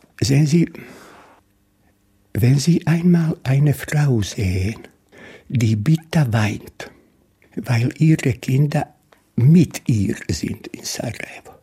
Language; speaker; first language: German; non-native, fluent; Bosnian